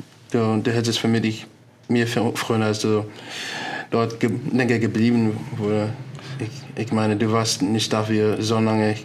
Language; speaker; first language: German; non-native, learner; English